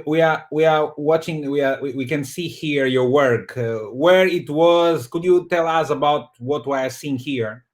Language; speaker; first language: English; non-native, fluent; Portuguese